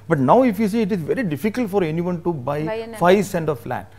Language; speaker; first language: English; non-native, local second language; Malayalam